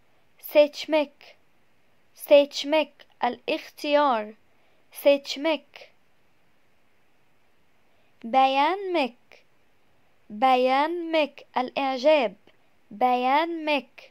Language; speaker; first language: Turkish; non-native, fluent; Arabic